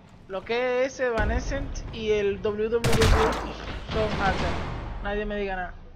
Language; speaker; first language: Spanish; native; Spanish